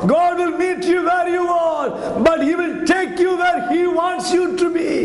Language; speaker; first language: English; non-native, local second language; Tamil